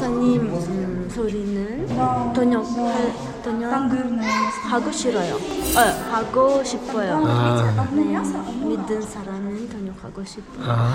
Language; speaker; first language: Korean; non-native, learner; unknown